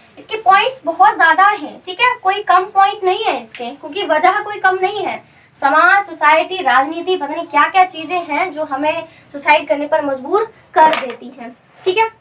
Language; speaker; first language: Hindi; native; Hindi